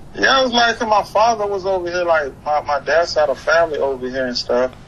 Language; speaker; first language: English; early bilingual, other home language; Haitian Creole